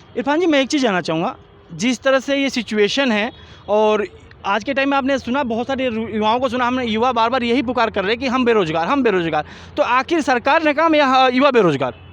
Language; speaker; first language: Hindi; native; Hindi